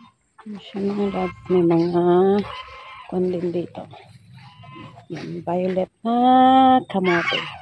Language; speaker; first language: Filipino; non-native, local second language; Iloko